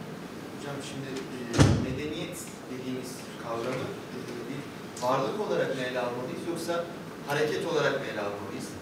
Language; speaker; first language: Turkish; native; Turkish